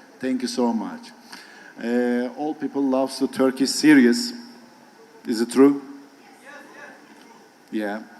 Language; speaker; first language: English; non-native, learner; Turkish